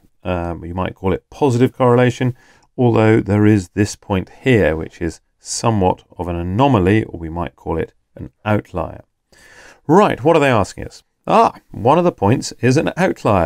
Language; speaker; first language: English; native; English